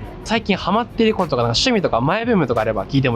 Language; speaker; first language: Japanese; native; Japanese